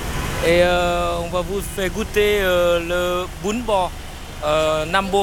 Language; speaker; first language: French; non-native, fluent; Vietnamese